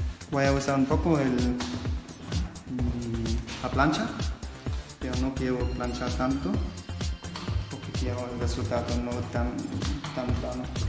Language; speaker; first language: Spanish; non-native, learner; German